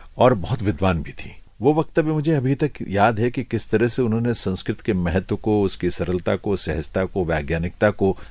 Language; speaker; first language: Hindi; native; Hindi